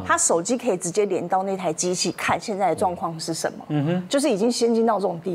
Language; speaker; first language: Chinese; native; Chinese